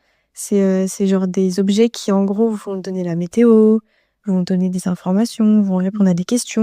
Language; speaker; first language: French; native; French